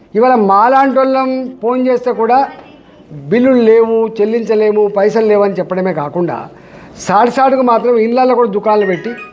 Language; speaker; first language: Telugu; native; Telugu